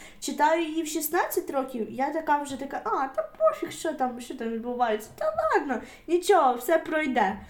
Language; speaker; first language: Ukrainian; native; Ukrainian